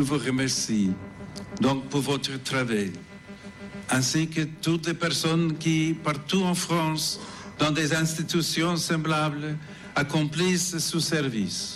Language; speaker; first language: French; non-native, fluent; English